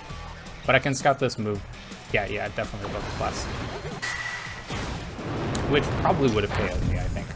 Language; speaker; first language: English; native; English